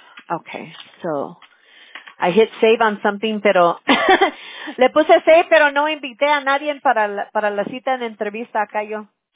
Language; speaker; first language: Spanish; early bilingual, other home language; English